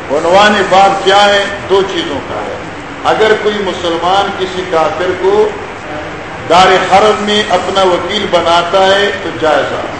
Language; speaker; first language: Urdu; non-native, local second language; Northern Hindko